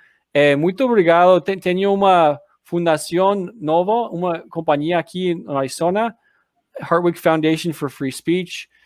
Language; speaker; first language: Portuguese; non-native, learner; English